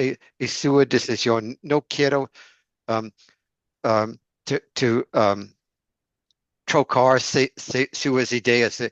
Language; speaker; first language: Portuguese; non-native, learner; English